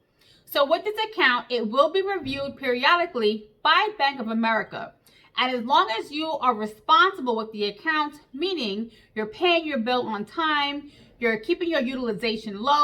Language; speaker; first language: English; native; English